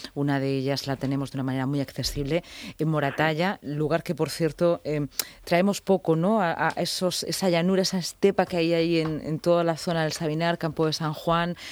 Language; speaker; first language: Spanish; native; Spanish